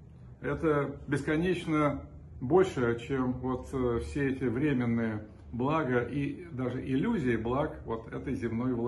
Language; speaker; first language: Russian; native; Russian